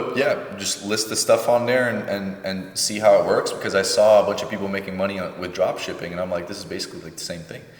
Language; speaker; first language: English; native; English